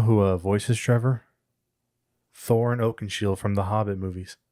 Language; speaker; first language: English; native; English